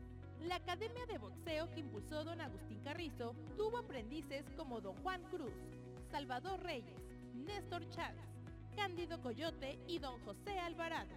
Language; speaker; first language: Spanish; native; Spanish